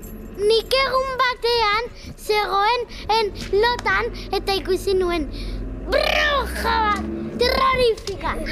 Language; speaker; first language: Basque; non-native, local second language; Spanish